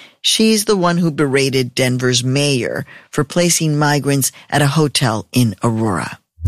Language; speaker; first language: English; native; English